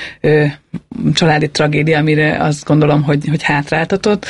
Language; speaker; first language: Hungarian; native; Hungarian